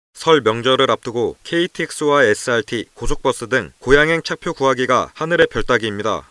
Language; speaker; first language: Korean; native; Korean